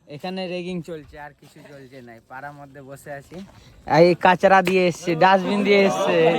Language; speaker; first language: Bangla; non-native, learner; Hindi